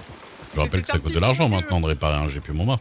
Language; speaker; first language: French; native; French